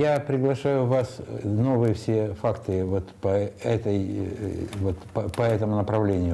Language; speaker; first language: Russian; native; Russian